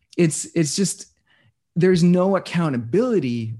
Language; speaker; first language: English; non-native, fluent; Danish